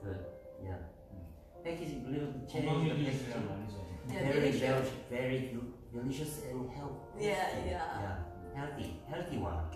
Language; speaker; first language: English; non-native, learner; Korean